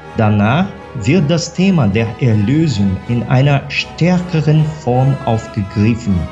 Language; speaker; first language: German; non-native, fluent; Portuguese